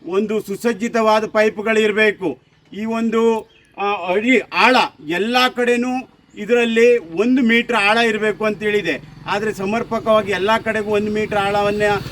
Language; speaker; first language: Kannada; native; Kannada